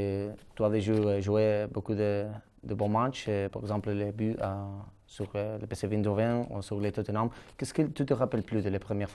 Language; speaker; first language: French; non-native, learner; Catalan